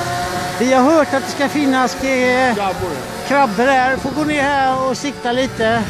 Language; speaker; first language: Swedish; native; Swedish